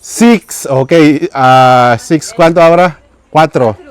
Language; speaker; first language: Spanish; non-native, learner; Filipino